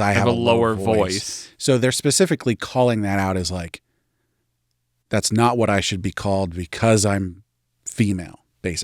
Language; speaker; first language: English; native; English